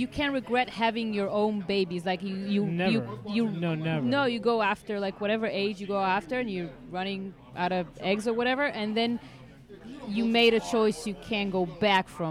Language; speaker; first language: English; non-native, fluent; Hebrew